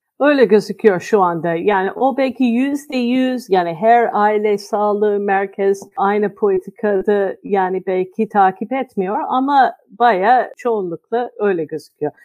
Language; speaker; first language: Turkish; non-native, fluent; English